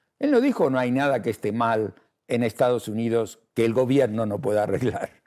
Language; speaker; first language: Spanish; native; Spanish